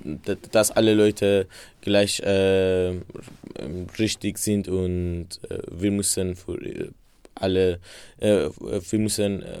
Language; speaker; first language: German; non-native, learner; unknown